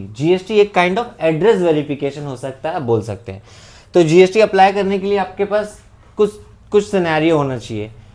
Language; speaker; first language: Hindi; non-native, local second language; Bangla